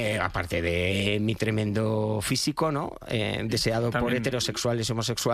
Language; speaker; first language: Spanish; native; Spanish